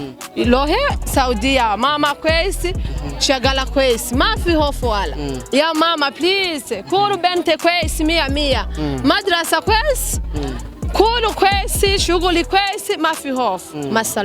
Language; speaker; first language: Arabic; non-native, learner; Rundi